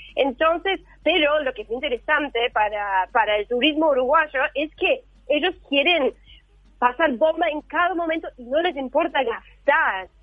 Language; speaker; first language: Spanish; non-native, fluent; English